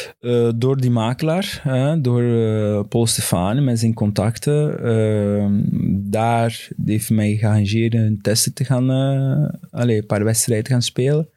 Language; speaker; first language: Dutch; non-native, fluent; Portuguese